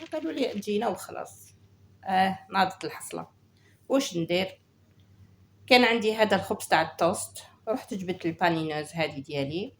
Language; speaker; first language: Arabic; native; Arabic